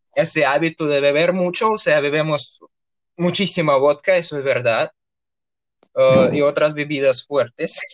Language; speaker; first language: Spanish; non-native, fluent; Russian